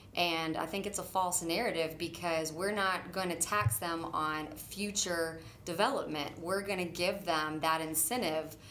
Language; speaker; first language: English; native; English